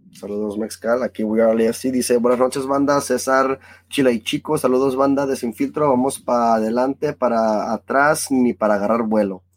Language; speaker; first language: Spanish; early bilingual, heritage; Spanish